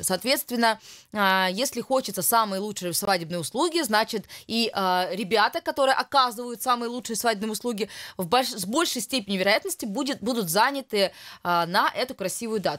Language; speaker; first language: Russian; native; Russian